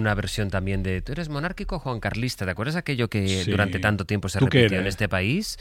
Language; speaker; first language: Spanish; native; Spanish